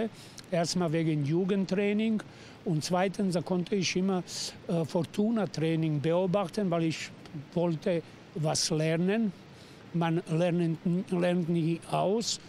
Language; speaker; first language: German; non-native, fluent; Serbian